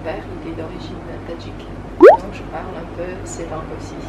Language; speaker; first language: French; non-native, fluent; Tajik